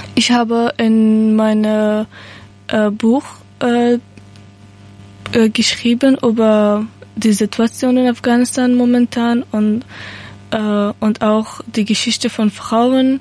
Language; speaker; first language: German; non-native, learner; Persian